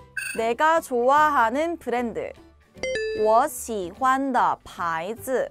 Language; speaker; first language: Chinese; non-native, fluent; Korean